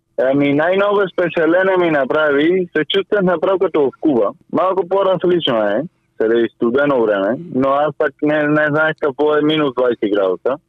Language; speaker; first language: Bulgarian; non-native, fluent; Spanish